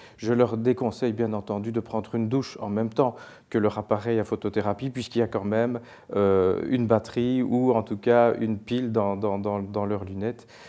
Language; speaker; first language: French; native; French